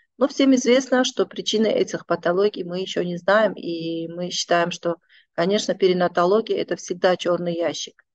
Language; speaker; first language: Russian; non-native, local second language; Uzbek